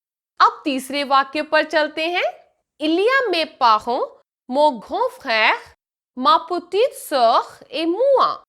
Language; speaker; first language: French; non-native, fluent; Hindi